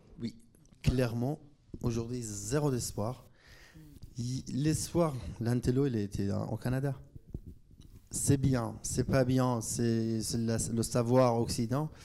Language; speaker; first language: French; non-native, fluent; Kurdish